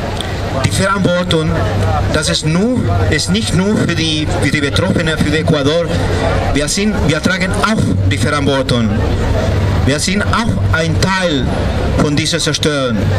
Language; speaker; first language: German; non-native, fluent; Spanish